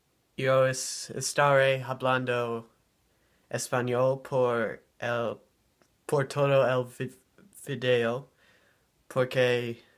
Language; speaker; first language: Spanish; non-native, learner; English